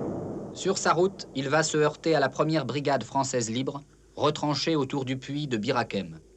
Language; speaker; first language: French; native; French